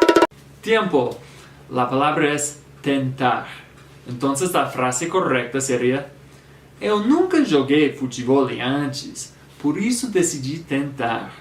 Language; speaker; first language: Spanish; non-native, fluent; English